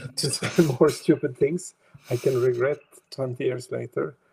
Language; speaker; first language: English; non-native, fluent; Swedish